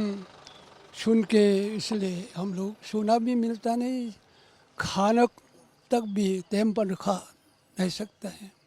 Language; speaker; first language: Hindi; non-native, local second language; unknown